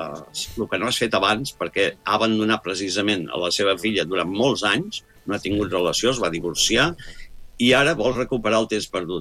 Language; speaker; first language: Catalan; native; Catalan